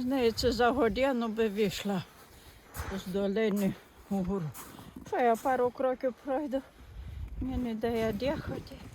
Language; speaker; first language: Ukrainian; native; Ukrainian